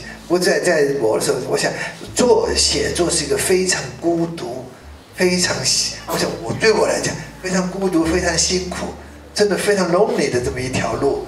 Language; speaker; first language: Chinese; native; Chinese